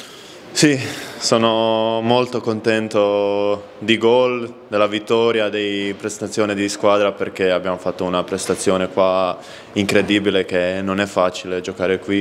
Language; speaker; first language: Italian; non-native, fluent; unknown